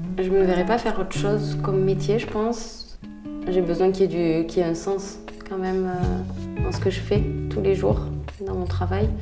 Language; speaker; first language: French; native; French